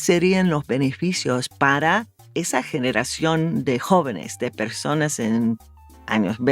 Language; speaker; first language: Spanish; non-native, fluent; English